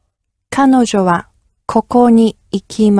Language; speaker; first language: Japanese; non-native, learner; English